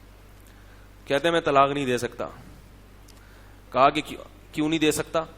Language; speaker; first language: Urdu; native; Urdu